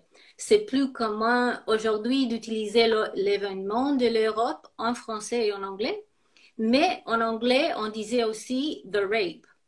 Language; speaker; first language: French; non-native, fluent; English